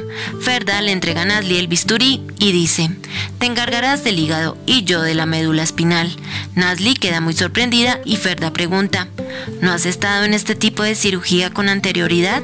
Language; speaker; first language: Spanish; native; Spanish